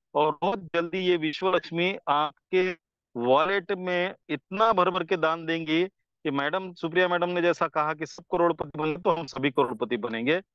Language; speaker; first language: Hindi; non-native, local second language; Marathi